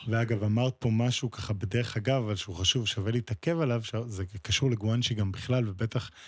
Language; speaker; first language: Hebrew; native; Hebrew